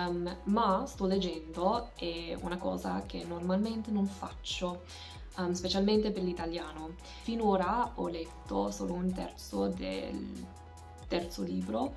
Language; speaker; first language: Italian; non-native, fluent; English